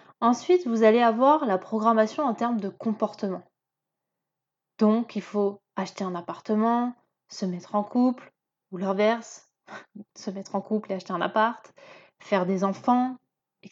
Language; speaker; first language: French; native; French